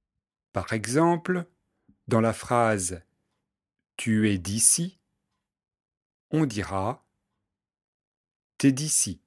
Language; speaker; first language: French; native; French